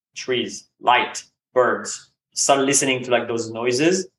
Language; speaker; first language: English; non-native, fluent; Hebrew